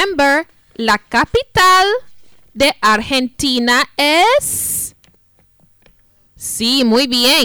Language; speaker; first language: Spanish; non-native, fluent; English